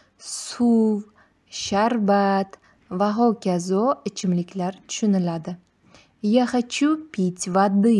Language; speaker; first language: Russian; non-native, fluent; Uzbek